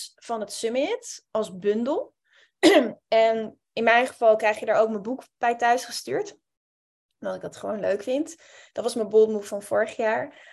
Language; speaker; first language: Dutch; native; Dutch